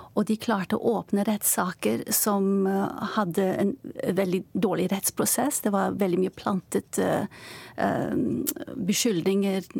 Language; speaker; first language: Norwegian; non-native, fluent; Turkish